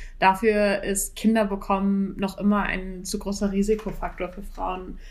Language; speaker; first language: German; native; German